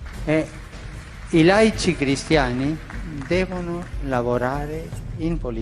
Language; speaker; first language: Italian; non-native, fluent; Spanish